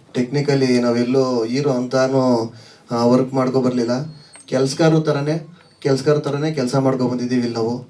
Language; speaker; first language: Kannada; native; Kannada